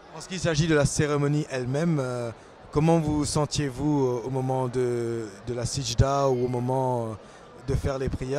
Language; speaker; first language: French; native; French